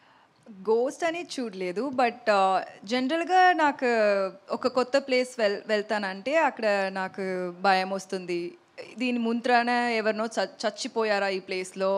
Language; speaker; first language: Telugu; non-native, learner; Tamil